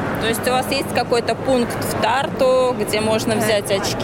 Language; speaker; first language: Russian; native; Russian